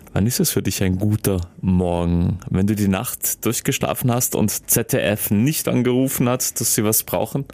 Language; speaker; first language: German; native; German